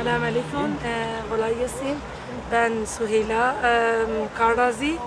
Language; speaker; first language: Turkish; non-native, learner; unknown